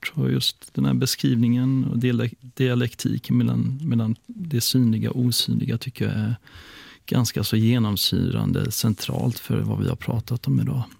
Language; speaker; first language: Swedish; native; Swedish